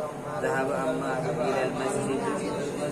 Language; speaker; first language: Arabic; non-native, learner; Urdu